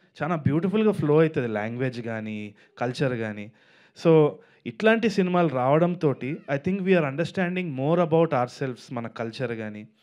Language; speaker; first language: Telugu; native; Telugu